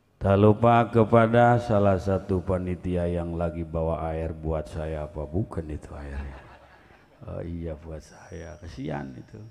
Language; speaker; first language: Indonesian; non-native, local second language; Sundanese